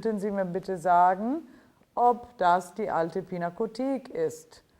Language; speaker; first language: German; non-native, fluent; English